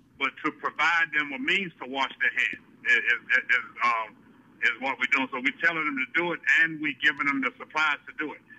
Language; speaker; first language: English; native; English